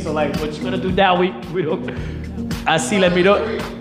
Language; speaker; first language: English; early bilingual, other home language; Spanish